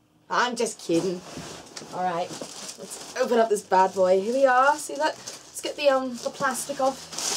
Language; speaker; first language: English; native; English